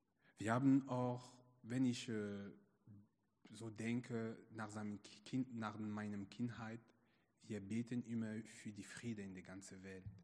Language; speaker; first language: German; non-native, fluent; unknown